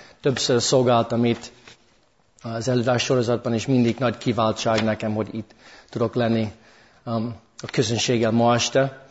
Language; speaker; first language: Hungarian; early bilingual, heritage; English